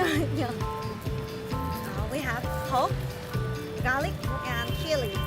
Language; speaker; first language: English; non-native, learner; Vietnamese